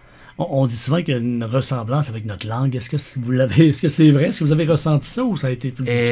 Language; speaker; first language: French; native; French